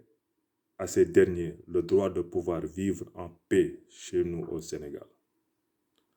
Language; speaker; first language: French; non-native, local second language; Wolof